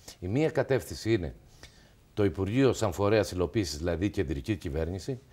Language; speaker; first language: Greek; native; Greek